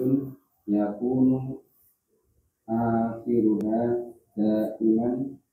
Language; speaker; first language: Arabic; non-native, learner; Indonesian